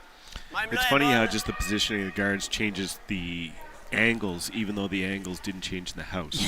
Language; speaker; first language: English; native; English